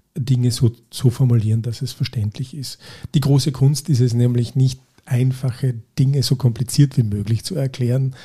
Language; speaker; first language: German; native; German